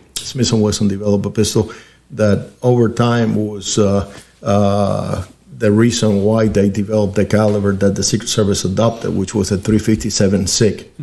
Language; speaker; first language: English; early bilingual, other home language; Spanish